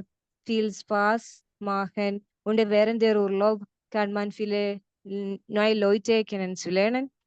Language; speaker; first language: German; non-native, learner; Malayalam